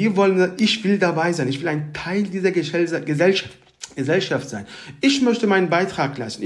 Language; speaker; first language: German; early bilingual, other home language; Turkish